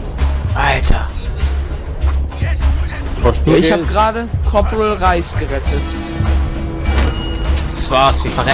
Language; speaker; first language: German; native; German